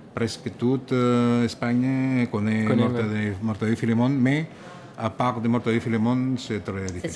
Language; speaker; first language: French; non-native, learner; Catalan